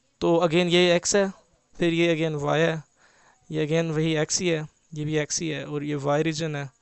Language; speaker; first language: Urdu; native; Urdu